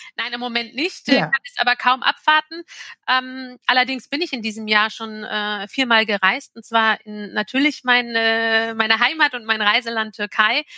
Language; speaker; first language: German; early bilingual, other home language; Turkish